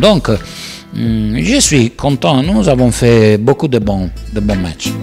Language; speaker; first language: French; non-native, learner; Italian